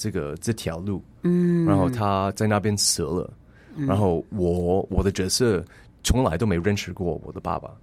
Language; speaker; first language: Chinese; early bilingual, heritage; English